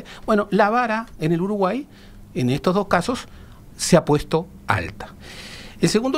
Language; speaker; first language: Spanish; native; Spanish